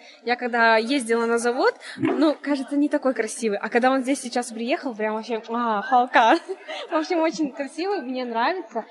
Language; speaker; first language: Russian; native; Russian